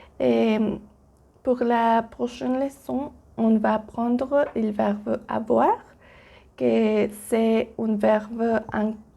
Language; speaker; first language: French; non-native, learner; Spanish